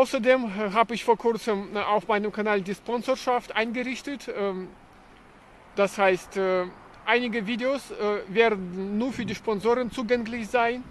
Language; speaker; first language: German; non-native, fluent; Russian